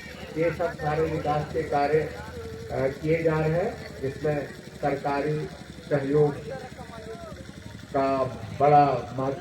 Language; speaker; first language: Hindi; native; Hindi